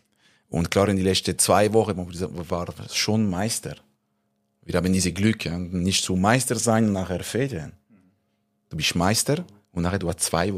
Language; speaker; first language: German; non-native, local second language; French